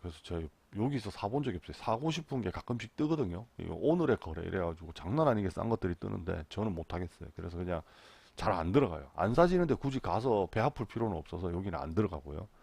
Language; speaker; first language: Korean; native; Korean